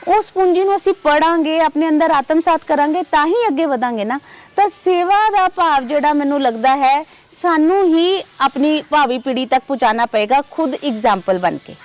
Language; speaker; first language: Punjabi; non-native, local second language; Hindi